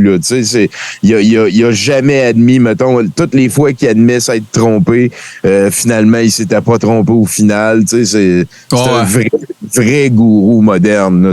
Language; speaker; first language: French; native; French